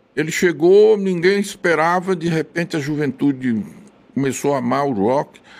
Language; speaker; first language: Portuguese; native; Portuguese